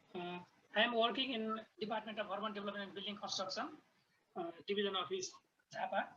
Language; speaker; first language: English; non-native, local second language; Nepali